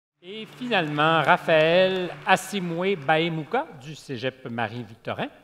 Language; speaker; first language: French; native; French